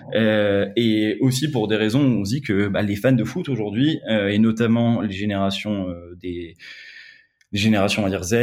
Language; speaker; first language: French; native; French